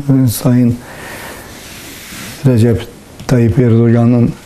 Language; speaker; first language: Turkish; early bilingual, heritage; Turkish